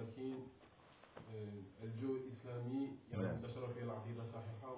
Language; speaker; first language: Arabic; non-native, learner; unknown